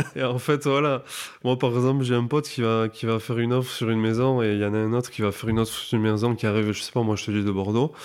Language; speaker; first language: French; native; French